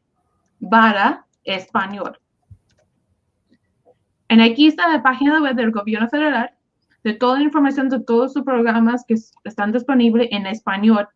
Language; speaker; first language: Spanish; early bilingual, other home language; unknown